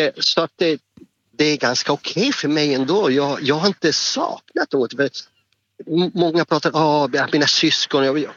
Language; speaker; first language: Swedish; non-native, fluent; Spanish